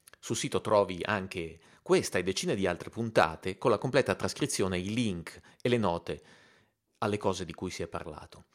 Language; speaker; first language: Italian; native; Italian